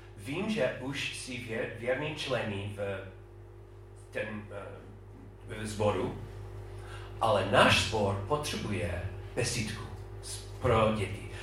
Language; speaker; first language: Czech; non-native, fluent; English